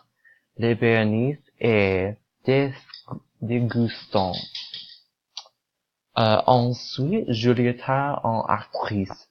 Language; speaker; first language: French; non-native, learner; English